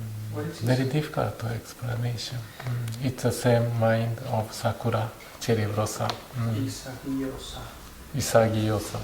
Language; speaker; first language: English; non-native, learner; Japanese